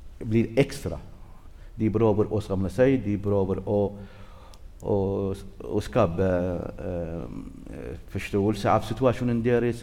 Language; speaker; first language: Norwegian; non-native, learner; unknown